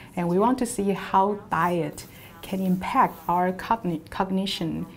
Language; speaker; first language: English; non-native, fluent; Chinese